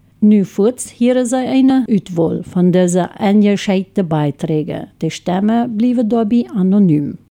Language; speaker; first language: German; non-native, local second language; Low German